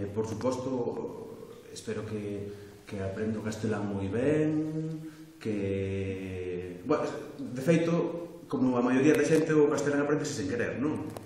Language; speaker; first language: Galician; non-native, local second language; Spanish